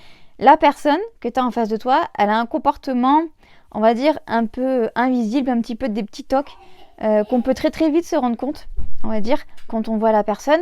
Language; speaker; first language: French; native; French